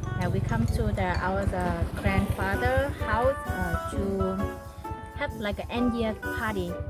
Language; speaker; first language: English; non-native, learner; Vietnamese